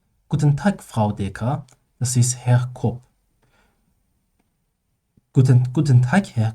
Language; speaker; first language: German; non-native, learner; Persian